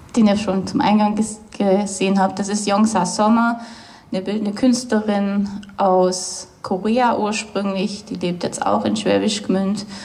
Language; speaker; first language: German; native; German